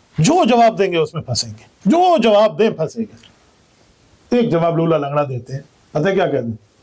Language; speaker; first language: Urdu; non-native, local second language; Punjabi